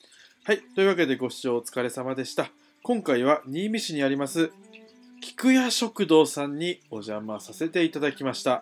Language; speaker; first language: Japanese; native; Japanese